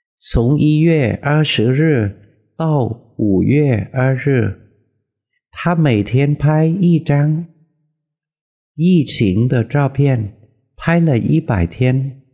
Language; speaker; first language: Chinese; non-native, fluent; Vietnamese